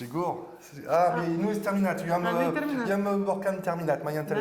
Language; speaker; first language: Romanian; non-native, learner; French